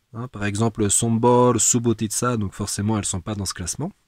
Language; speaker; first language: French; native; French